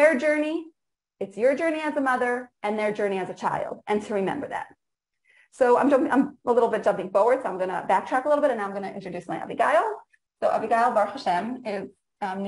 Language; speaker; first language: English; non-native, fluent; Hebrew